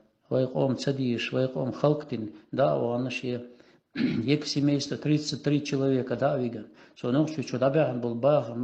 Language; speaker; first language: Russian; non-native, local second language; Chechen